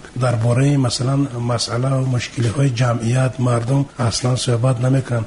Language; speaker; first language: Tajik; native; Tajik